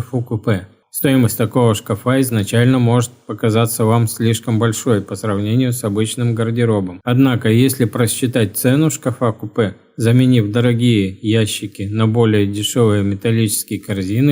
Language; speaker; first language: Russian; native; Russian